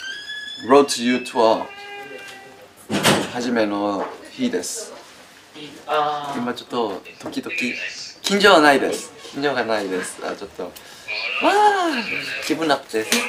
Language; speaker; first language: Japanese; non-native, learner; Korean